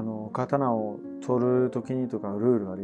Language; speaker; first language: Japanese; non-native, fluent; English